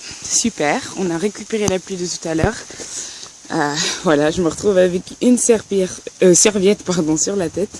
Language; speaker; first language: French; native; French